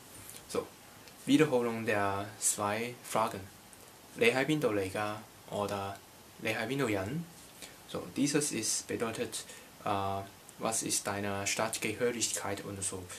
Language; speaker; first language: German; non-native, learner; Cantonese